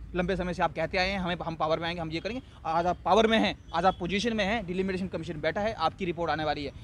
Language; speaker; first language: Hindi; native; Hindi